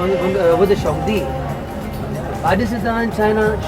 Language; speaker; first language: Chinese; non-native, learner; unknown